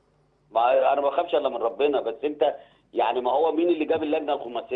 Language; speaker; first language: Arabic; native; Arabic